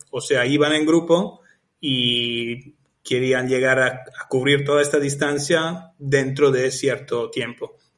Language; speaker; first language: Spanish; non-native, fluent; Italian